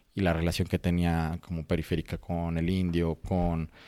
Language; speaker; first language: Spanish; native; Spanish